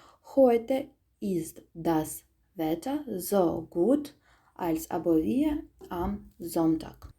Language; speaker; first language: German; non-native, fluent; Ukrainian